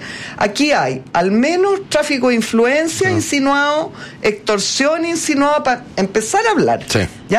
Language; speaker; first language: Spanish; native; Spanish